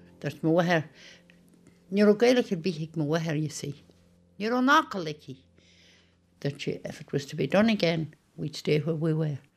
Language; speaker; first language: Irish; native; Irish